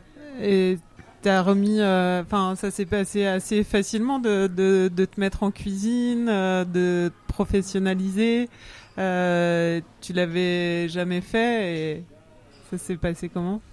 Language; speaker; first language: French; native; French